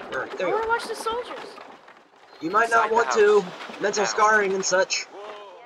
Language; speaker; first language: English; native; English